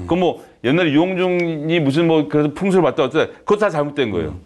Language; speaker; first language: Korean; native; Korean